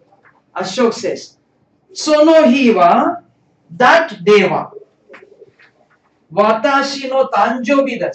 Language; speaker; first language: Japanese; non-native, fluent; Tamil